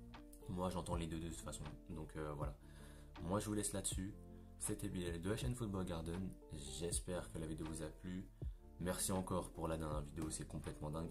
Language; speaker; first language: French; native; French